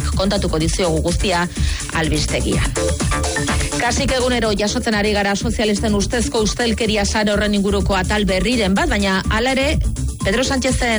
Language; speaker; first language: Basque; native; Basque